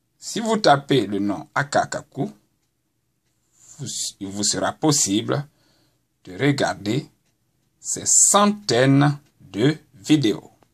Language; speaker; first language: French; non-native, local second language; Baoulé